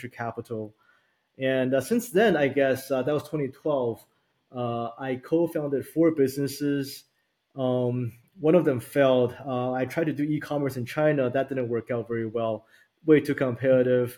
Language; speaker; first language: English; early bilingual, other home language; Chinese